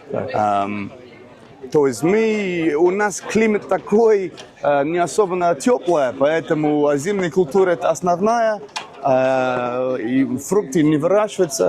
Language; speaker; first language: Russian; non-native, learner; English